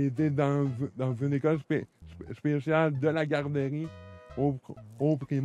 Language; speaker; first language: French; native; French